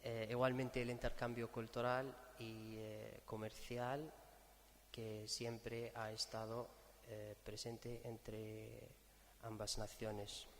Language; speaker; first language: Spanish; non-native, fluent; Arabic